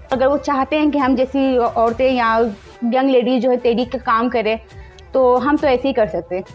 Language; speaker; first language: Urdu; non-native, local second language; Punjabi